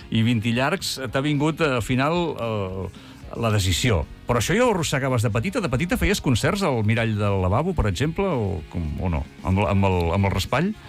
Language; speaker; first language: Catalan; native; Catalan